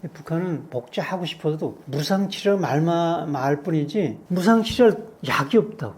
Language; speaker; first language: Korean; native; Korean